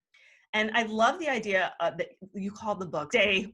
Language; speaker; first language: English; native; English